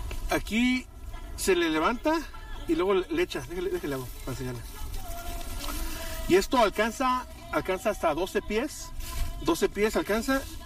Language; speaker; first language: Spanish; early bilingual, heritage; Spanish